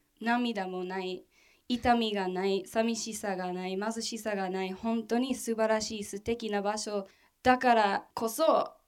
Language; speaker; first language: Japanese; non-native, fluent; English